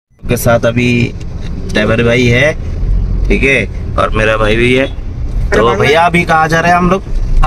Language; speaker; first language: Hindi; non-native, local second language; Bangla